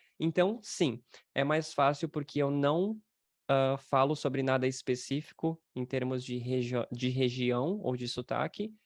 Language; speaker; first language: Portuguese; native; Portuguese